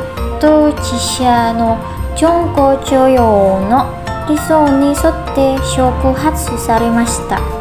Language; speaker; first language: Japanese; non-native, learner; Indonesian